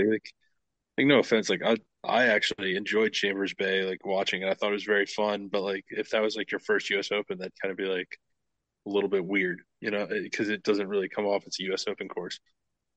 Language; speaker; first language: English; native; English